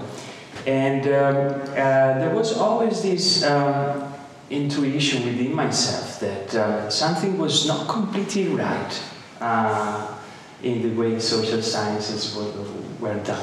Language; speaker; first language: English; non-native, fluent; Italian